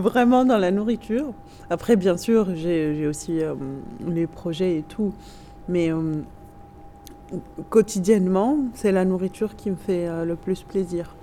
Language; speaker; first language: French; non-native, local second language; Arabic